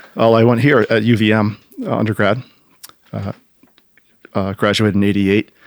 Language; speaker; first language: English; native; English